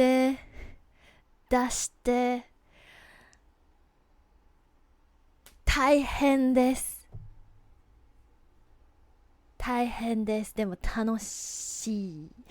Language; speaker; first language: Japanese; non-native, learner; English